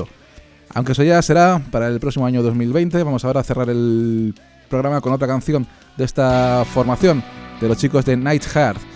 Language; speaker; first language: Spanish; native; Spanish